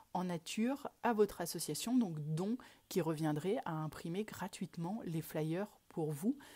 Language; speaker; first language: French; native; French